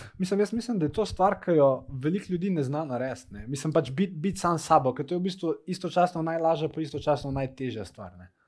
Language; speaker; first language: Slovenian; native; Slovenian